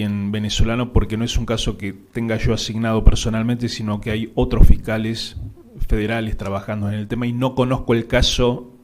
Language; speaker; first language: Spanish; native; Spanish